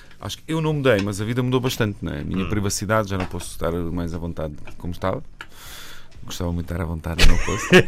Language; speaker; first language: Portuguese; non-native, fluent; Bosnian